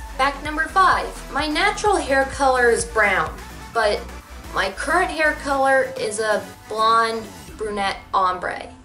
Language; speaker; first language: English; native; English